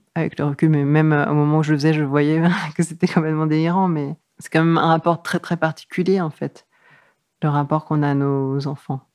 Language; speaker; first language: French; native; French